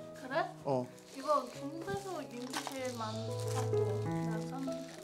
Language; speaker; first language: Korean; non-native, fluent; Chinese